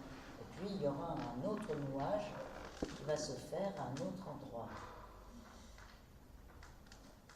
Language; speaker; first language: French; native; French